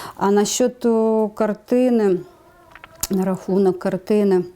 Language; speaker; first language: Ukrainian; native; Ukrainian